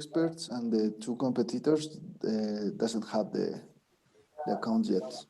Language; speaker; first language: English; non-native, learner; Spanish